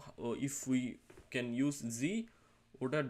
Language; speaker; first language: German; non-native, learner; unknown